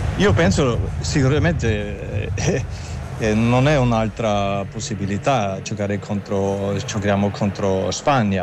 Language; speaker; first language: Italian; non-native, fluent; German